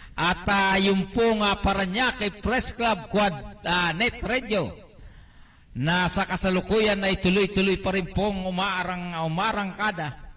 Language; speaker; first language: Filipino; non-native, local second language; Bikol